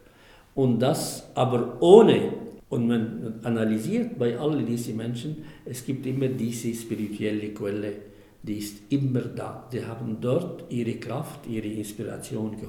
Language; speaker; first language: German; non-native, fluent; Arabic